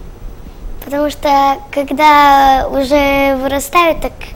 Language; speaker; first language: Russian; early bilingual, heritage; Russian